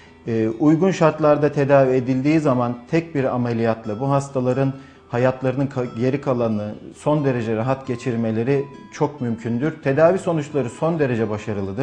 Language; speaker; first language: Turkish; native; Turkish